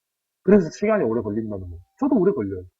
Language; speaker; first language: Korean; native; Korean